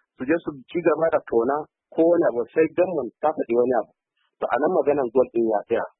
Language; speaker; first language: Hausa; native; Hausa